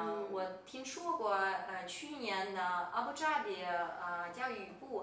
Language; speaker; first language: Chinese; non-native, fluent; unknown